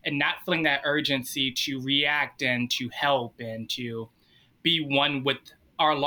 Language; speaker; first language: English; native; English